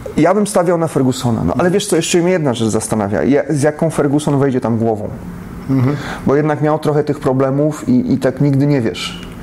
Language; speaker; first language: Polish; native; Polish